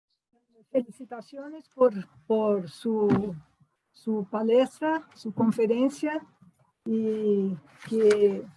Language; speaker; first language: Spanish; non-native, fluent; Portuguese